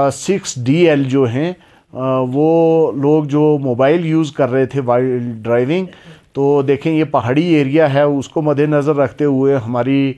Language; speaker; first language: Hindi; non-native, local second language; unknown